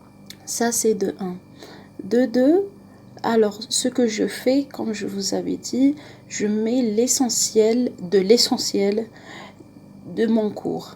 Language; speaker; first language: French; non-native, local second language; Arabic